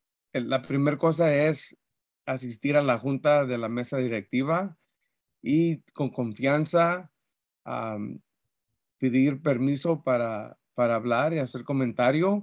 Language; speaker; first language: Spanish; early bilingual, heritage; Spanish